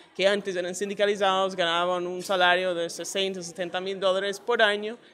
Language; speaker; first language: Spanish; non-native, fluent; English